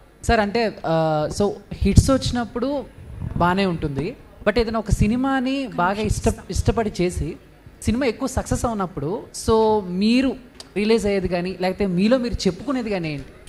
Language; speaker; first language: Telugu; native; Telugu